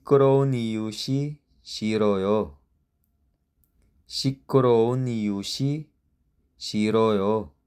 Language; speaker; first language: Korean; non-native, learner; Filipino